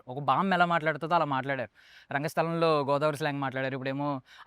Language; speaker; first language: Telugu; native; Telugu